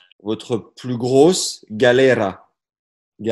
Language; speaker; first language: French; native; French